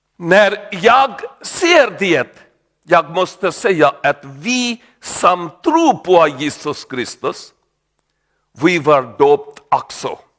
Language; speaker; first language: Swedish; non-native, learner; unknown